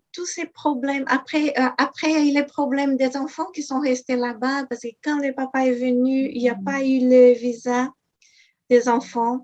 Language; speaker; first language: French; non-native, fluent; Portuguese